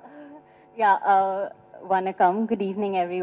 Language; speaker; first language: Tamil; non-native, learner; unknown